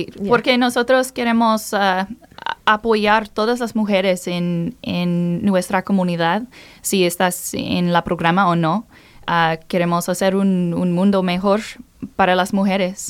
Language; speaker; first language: Spanish; non-native, learner; English